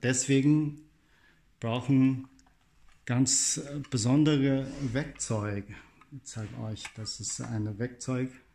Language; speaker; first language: German; non-native, learner; Chinese